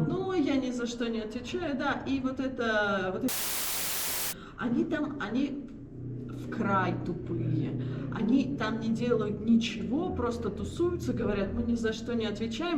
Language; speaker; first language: Russian; native; Russian